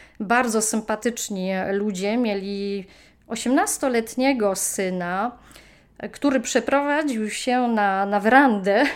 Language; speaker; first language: Polish; native; Polish